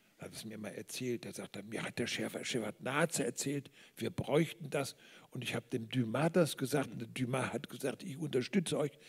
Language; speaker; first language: German; native; German